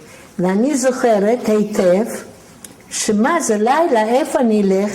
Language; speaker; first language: Hebrew; non-native, fluent; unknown